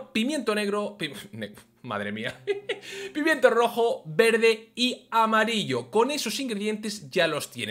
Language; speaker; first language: Spanish; native; Spanish